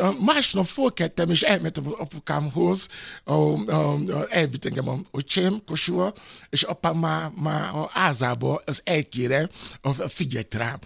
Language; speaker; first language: Hungarian; non-native, fluent; Yoruba